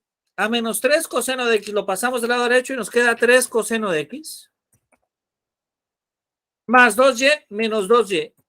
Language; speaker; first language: Spanish; native; Spanish